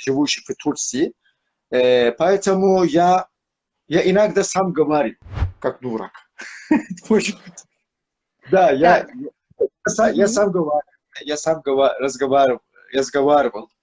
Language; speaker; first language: Russian; non-native, learner; Turkish